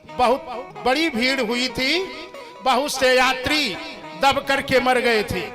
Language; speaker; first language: Hindi; native; Hindi